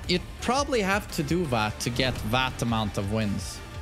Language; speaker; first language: English; non-native, fluent; Swedish